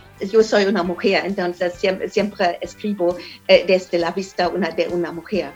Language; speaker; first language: Spanish; non-native, learner; German